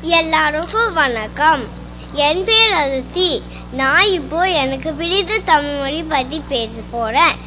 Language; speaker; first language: Tamil; early bilingual, heritage; Tamil